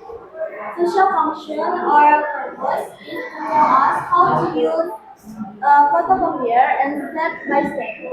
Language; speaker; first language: English; non-native, learner; Indonesian